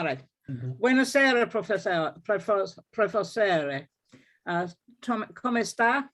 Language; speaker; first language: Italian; non-native, learner; English